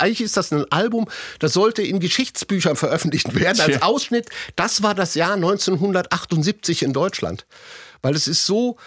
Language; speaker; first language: German; native; German